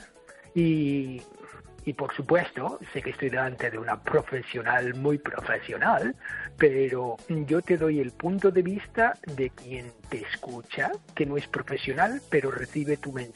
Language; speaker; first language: Spanish; non-native, fluent; English